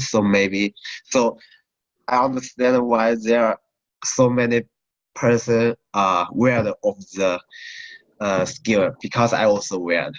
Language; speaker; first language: English; non-native, learner; Chinese